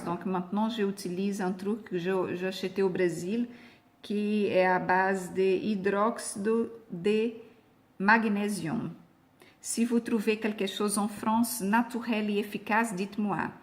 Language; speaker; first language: French; non-native, fluent; Portuguese